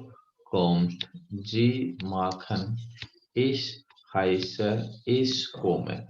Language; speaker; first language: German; non-native, fluent; Hindi